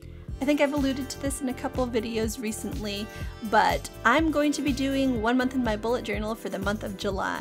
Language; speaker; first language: English; native; English